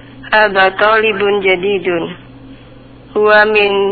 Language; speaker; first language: Arabic; non-native, learner; Indonesian